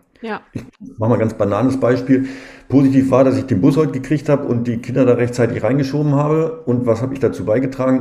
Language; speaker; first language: German; native; German